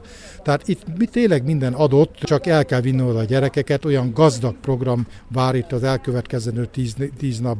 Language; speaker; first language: Hungarian; native; Hungarian